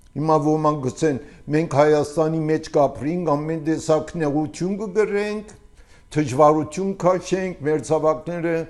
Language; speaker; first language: Armenian; early bilingual, heritage; Armenian